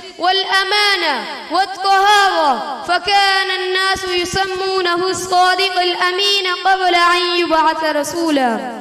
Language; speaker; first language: Arabic; non-native, learner; Urdu